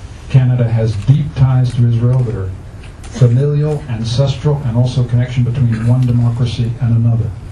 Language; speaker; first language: English; native; English